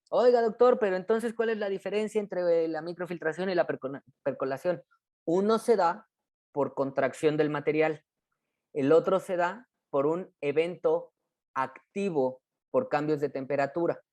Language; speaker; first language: Spanish; native; Spanish